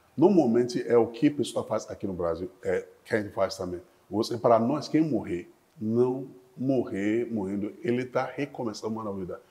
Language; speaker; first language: Portuguese; non-native, fluent; Yoruba